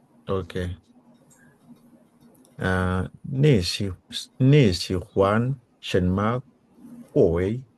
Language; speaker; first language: Chinese; non-native, learner; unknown